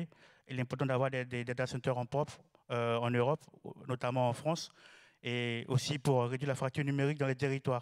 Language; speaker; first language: French; native; French